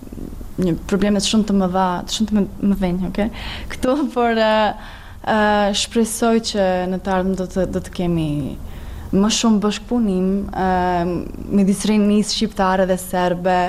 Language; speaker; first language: Albanian; non-native, learner; Serbian